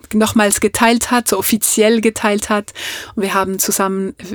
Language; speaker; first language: German; non-native, fluent; French